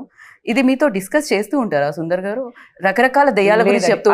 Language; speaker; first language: Telugu; native; Telugu